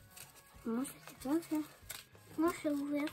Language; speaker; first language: French; native; French